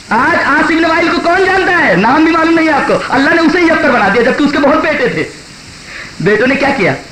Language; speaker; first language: Urdu; native; Urdu